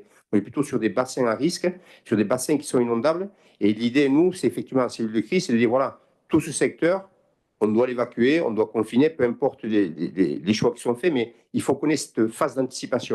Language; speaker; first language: French; native; French